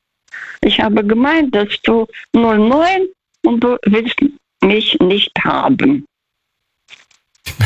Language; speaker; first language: German; non-native, fluent; Russian